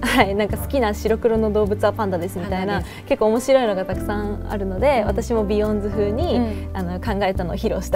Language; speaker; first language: Japanese; native; Japanese